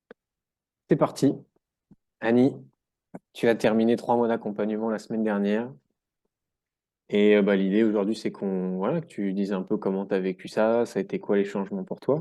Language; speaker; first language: French; native; French